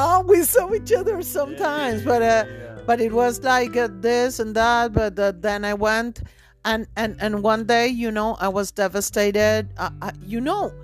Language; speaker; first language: English; non-native, fluent; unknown